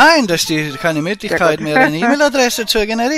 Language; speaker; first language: German; native; German